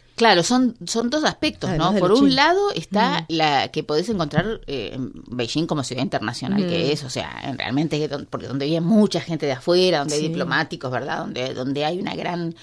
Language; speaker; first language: Spanish; native; Spanish